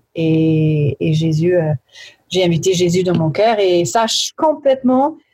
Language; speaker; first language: French; early bilingual, heritage; French